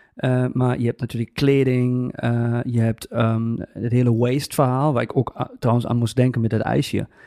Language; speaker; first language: Dutch; native; Dutch